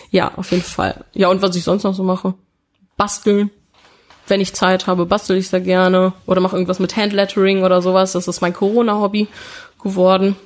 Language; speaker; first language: German; early bilingual, other home language; Italian